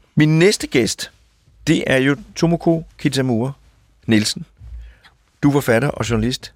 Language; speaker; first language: Danish; native; Danish